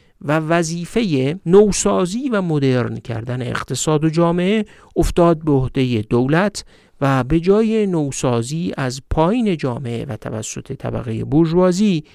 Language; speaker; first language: Persian; native; Persian